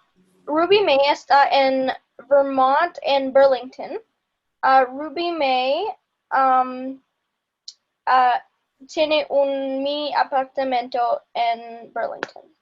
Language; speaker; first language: Spanish; non-native, learner; English